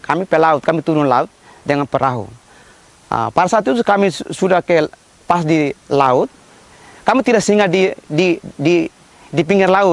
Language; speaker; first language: Indonesian; non-native, local second language; Tetum